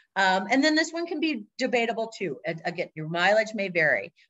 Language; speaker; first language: English; native; English